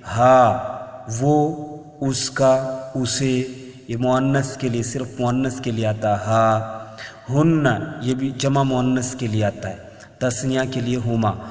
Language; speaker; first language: Urdu; native; Urdu